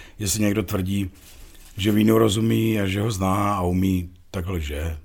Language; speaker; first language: Czech; native; Czech